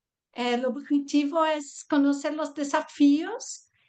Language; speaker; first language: Spanish; non-native, fluent; Portuguese